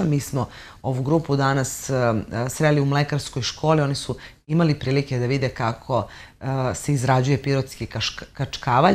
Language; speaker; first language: Serbian; native; Serbian